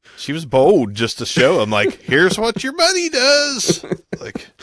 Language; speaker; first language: English; native; English